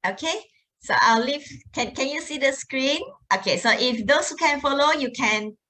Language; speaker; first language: English; non-native, local second language; Malay